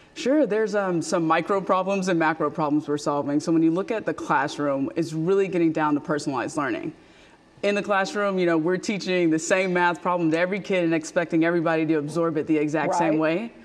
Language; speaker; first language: English; native; English